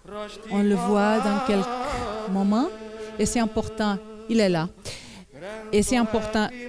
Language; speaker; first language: French; non-native, learner; Portuguese